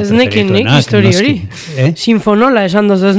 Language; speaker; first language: Basque; native; Basque